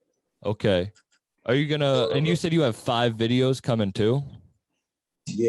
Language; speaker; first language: English; native; English